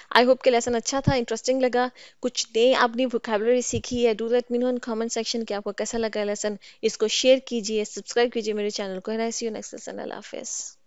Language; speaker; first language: Urdu; native; Urdu